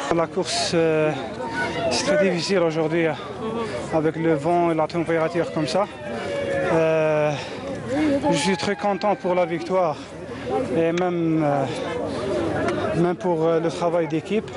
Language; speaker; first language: French; non-native, learner; Arabic